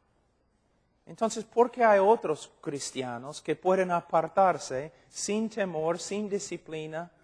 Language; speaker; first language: Spanish; non-native, fluent; English